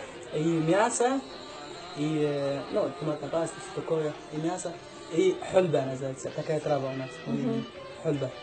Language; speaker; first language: Russian; non-native, learner; Arabic